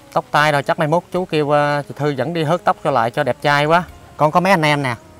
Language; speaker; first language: Vietnamese; native; Vietnamese